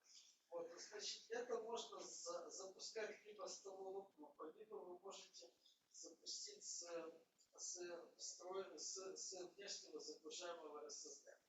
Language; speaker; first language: Russian; native; Russian